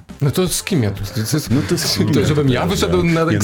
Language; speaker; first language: Polish; native; Polish